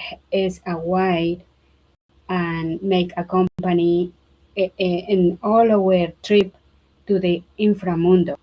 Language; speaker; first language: English; non-native, learner; Spanish